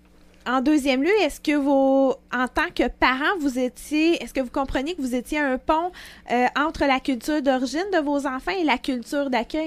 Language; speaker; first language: French; native; French